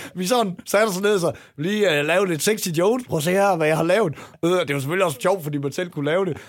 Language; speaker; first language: Danish; native; Danish